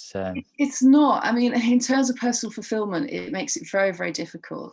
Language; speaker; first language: English; native; English